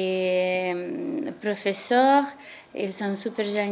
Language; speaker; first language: French; non-native, learner; Ukrainian